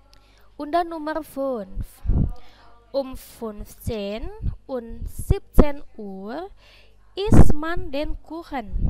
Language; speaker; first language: German; non-native, fluent; Indonesian